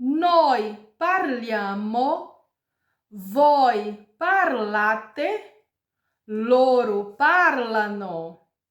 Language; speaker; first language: Italian; non-native, fluent; Portuguese